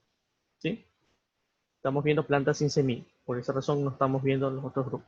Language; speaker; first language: Spanish; native; Spanish